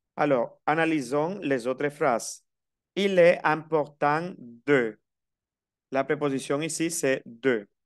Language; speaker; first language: French; non-native, fluent; Spanish